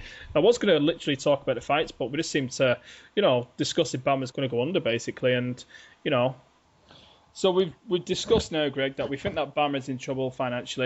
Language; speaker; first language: English; native; English